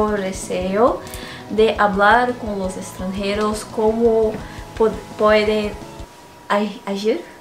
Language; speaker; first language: Spanish; non-native, fluent; Portuguese